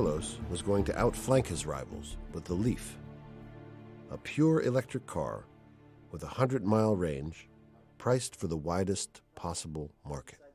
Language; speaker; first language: English; native; English